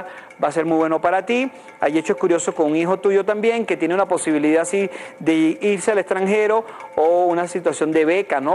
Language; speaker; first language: Spanish; native; Spanish